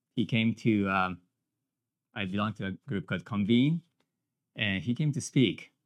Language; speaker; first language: English; non-native, fluent; Japanese